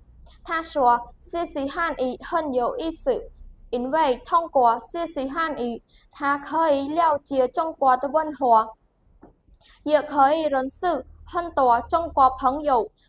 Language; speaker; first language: Chinese; non-native, learner; Khmer